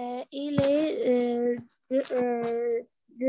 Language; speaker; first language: French; non-native, learner; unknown